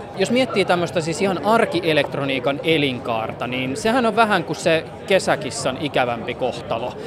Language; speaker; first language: Finnish; native; Finnish